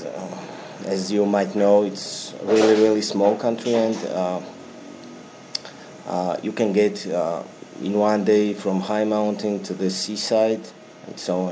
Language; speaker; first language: English; non-native, learner; Georgian